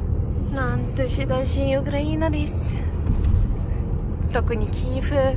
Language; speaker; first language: Japanese; non-native, fluent; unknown